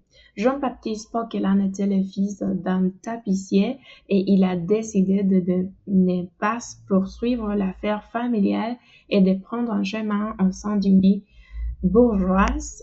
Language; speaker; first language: French; non-native, fluent; Spanish